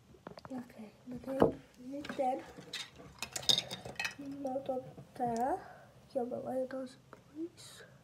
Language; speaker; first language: Finnish; early bilingual, other home language; Persian